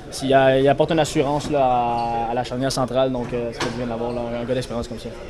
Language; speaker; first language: French; native; French